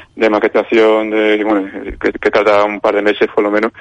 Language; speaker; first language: Spanish; native; Spanish